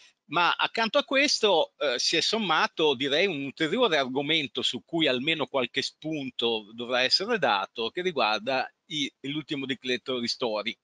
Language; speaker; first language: Italian; native; Italian